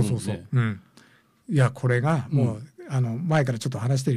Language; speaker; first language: Japanese; native; Japanese